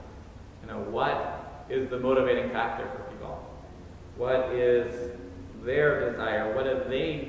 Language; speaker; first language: English; native; English